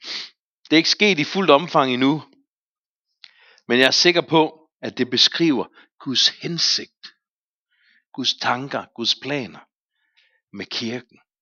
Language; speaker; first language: Danish; native; Danish